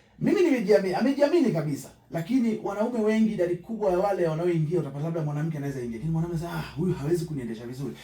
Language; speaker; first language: Swahili; native; Swahili